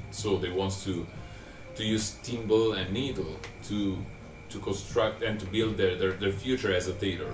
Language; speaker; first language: English; non-native, fluent; Italian